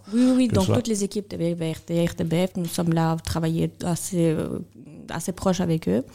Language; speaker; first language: French; non-native, fluent; Russian